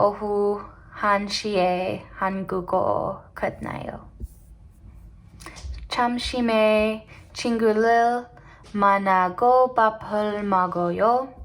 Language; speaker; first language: Korean; non-native, learner; English